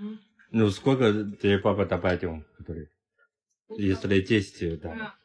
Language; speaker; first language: Russian; non-native, learner; Chinese